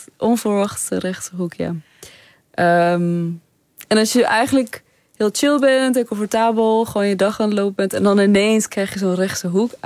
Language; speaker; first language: Dutch; early bilingual, other home language; Persian